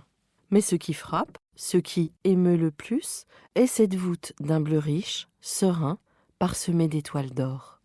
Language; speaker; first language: French; native; French